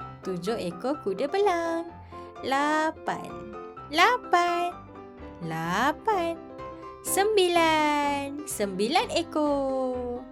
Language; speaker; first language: Malay; native; Malay